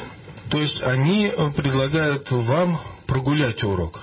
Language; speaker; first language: Russian; native; Russian